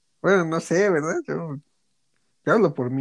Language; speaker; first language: Spanish; native; Spanish